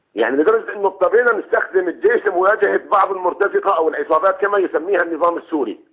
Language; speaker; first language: Arabic; native; Arabic